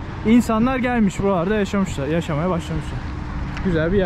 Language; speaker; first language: Turkish; native; Turkish